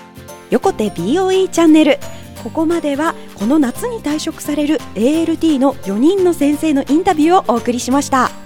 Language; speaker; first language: Japanese; native; Japanese